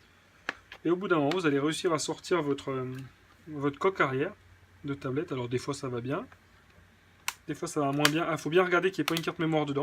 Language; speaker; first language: French; native; French